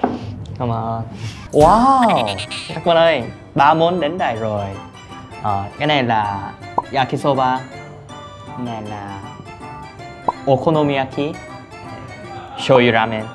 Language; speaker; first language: Vietnamese; non-native, fluent; Korean